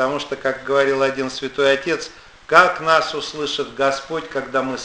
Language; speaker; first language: Russian; native; Russian